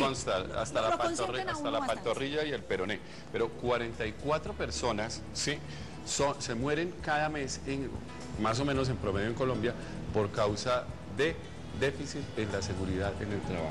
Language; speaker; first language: Spanish; native; Spanish